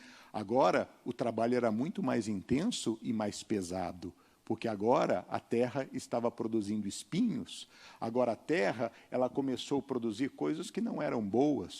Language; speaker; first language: Portuguese; native; Portuguese